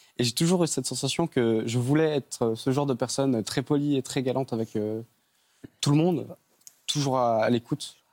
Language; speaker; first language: French; native; French